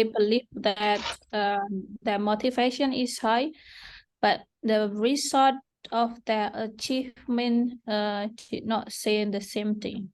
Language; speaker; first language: English; non-native, fluent; Indonesian